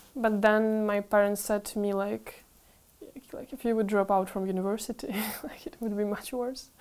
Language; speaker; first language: English; non-native, fluent; Ukrainian